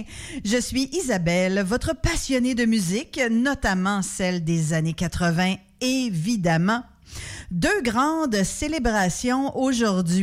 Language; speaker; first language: French; native; French